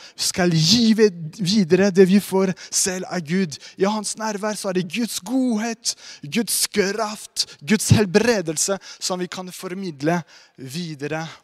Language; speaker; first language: Norwegian; non-native, fluent; French